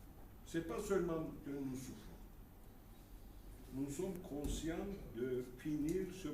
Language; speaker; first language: French; non-native, fluent; Turkish